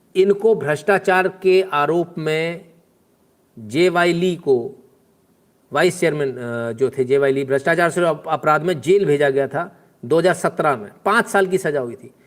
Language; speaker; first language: Hindi; native; Hindi